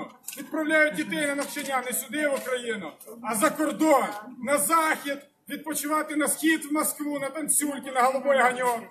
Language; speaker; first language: Ukrainian; native; Ukrainian